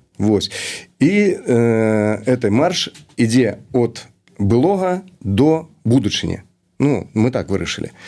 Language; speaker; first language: Belarusian; native; Belarusian